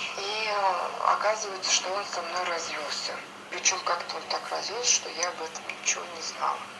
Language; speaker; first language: Russian; native; Russian